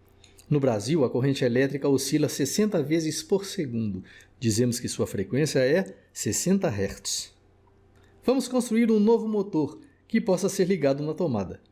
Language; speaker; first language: Portuguese; native; Portuguese